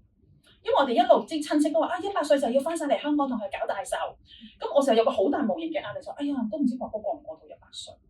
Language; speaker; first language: Cantonese; native; Cantonese